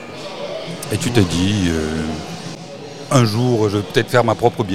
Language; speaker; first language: French; native; French